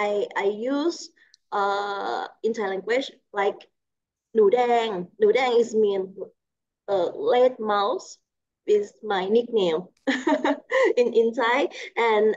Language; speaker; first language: English; non-native, learner; Thai